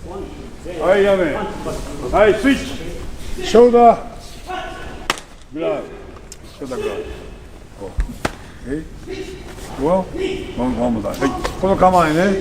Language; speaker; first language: Japanese; native; Japanese